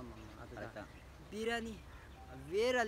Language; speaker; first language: Tamil; non-native, learner; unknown